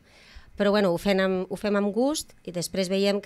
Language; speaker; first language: Catalan; native; Catalan